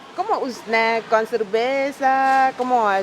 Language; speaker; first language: Spanish; non-native, learner; Thai